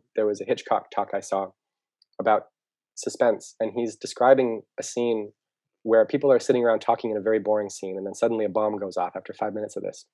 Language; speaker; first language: English; native; English